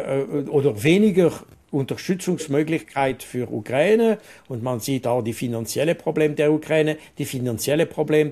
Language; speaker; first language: German; non-native, local second language; French